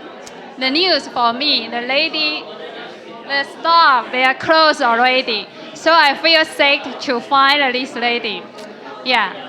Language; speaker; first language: English; non-native, learner; Chinese